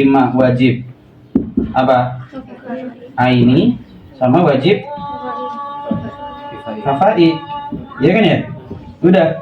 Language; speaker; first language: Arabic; non-native, fluent; Indonesian